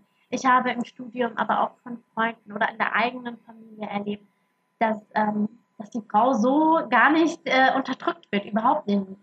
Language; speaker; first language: German; early bilingual, other home language; Arabic